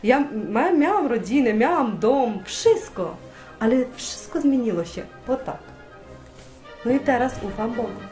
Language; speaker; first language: Polish; non-native, learner; Ukrainian